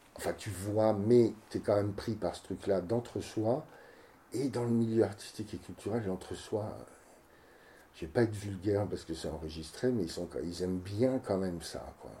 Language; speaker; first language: French; native; French